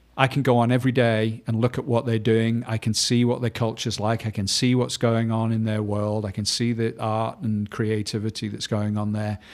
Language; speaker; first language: English; native; English